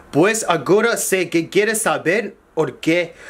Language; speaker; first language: Spanish; early bilingual, other home language; English